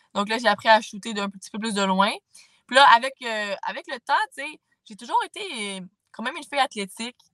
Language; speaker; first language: French; native; French